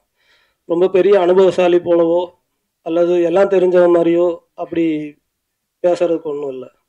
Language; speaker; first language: Tamil; native; Tamil